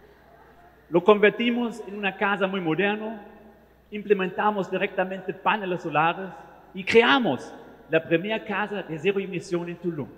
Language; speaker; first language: Spanish; non-native, fluent; German